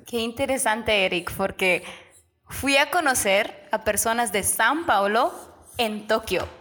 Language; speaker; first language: Spanish; native; Spanish